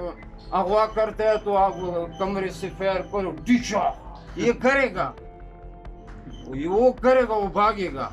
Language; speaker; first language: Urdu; non-native, local second language; Pashto